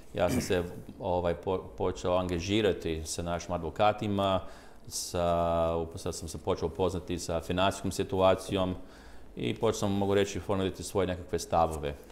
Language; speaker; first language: Croatian; early bilingual, heritage; Croatian